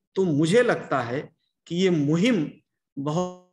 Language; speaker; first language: Hindi; non-native, local second language; Bhojpuri